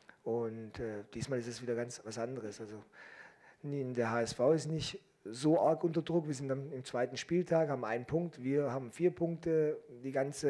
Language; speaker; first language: German; native; German